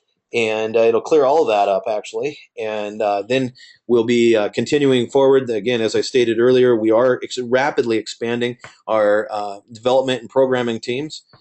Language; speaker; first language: English; native; English